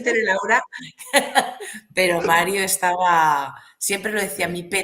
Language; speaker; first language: Spanish; native; Spanish